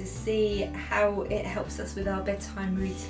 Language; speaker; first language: English; native; English